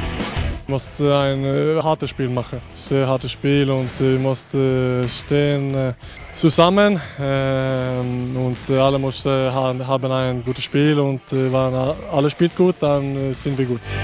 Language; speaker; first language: German; non-native, learner; Swedish